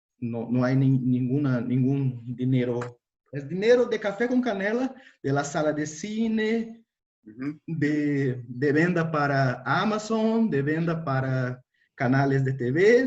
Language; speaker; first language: Spanish; non-native, fluent; Portuguese